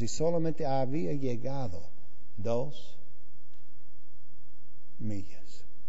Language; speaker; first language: Spanish; non-native, fluent; English